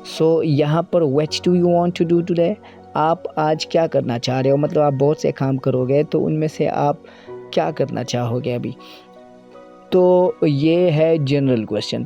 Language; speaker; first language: Urdu; non-native, local second language; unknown